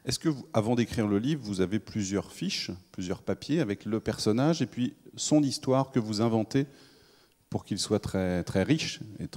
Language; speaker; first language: French; native; French